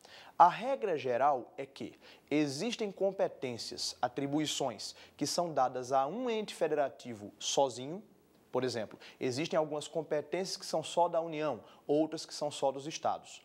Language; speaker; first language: Portuguese; native; Portuguese